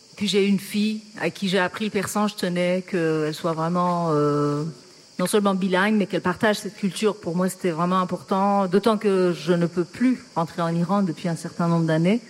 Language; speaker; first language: French; non-native, fluent; Persian